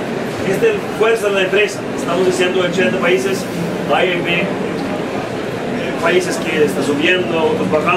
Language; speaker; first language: Spanish; non-native, fluent; Swedish